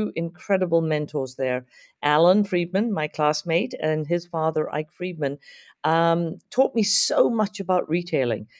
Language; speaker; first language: English; native; English